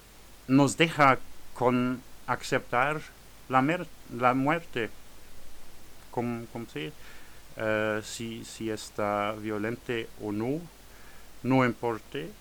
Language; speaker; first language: Spanish; non-native, learner; French